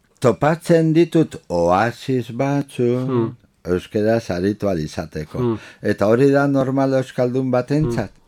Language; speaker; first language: Basque; non-native, local second language; Spanish